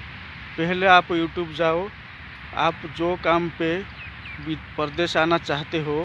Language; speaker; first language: Hindi; non-native, local second language; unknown